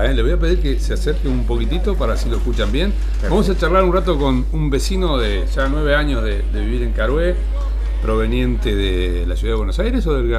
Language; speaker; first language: Spanish; native; Spanish